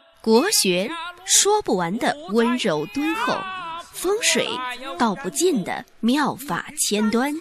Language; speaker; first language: Chinese; native; Chinese